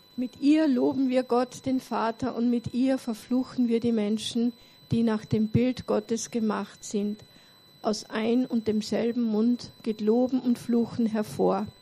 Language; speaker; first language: German; native; German